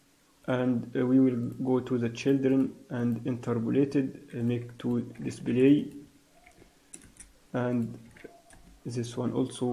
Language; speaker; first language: English; non-native, fluent; Arabic